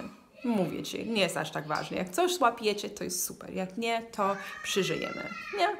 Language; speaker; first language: Polish; non-native, learner; English